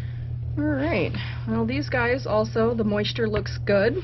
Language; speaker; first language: English; native; English